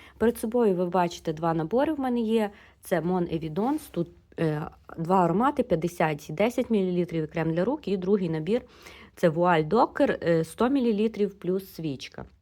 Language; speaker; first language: Ukrainian; non-native, local second language; Russian